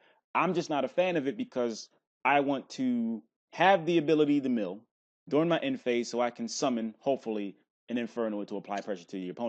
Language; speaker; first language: English; native; English